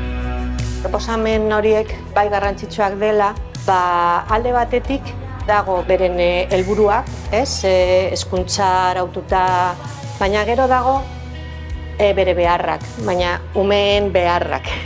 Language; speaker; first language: Basque; non-native, local second language; Spanish